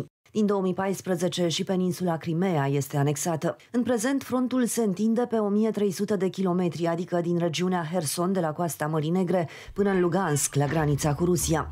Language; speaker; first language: Romanian; native; Romanian